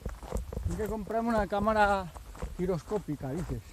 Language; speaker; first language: Spanish; non-native, local second language; Catalan